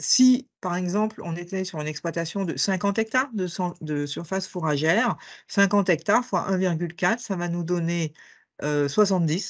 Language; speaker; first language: French; native; French